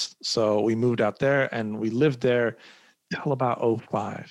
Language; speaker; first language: English; early bilingual, other home language; Somali